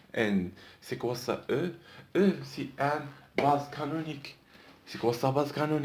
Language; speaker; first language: French; non-native, local second language; Arabic